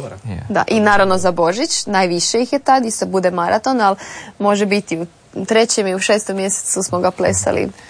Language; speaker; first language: Serbian; native; Serbian